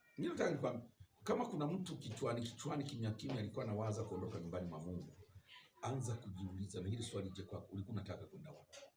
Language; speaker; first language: Swahili; native; Swahili